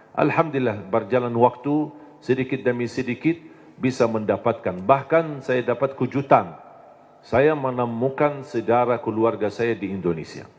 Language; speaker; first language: Indonesian; non-native, fluent; Arabic